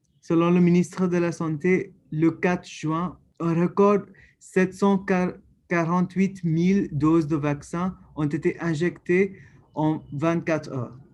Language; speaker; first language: French; non-native, learner; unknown